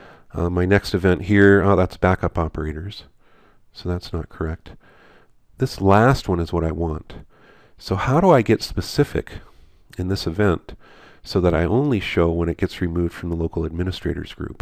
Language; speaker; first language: English; native; English